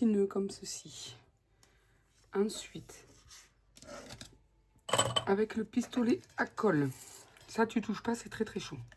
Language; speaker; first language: French; native; French